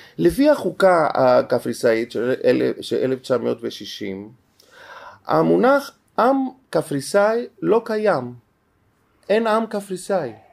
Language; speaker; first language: Hebrew; non-native, fluent; Greek